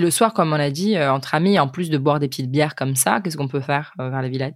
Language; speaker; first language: French; native; French